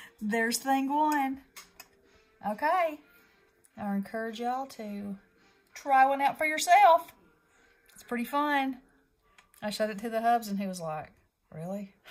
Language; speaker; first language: English; native; English